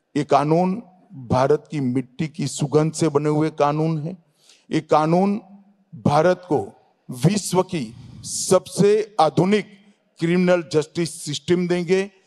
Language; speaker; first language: Hindi; non-native, local second language; Gujarati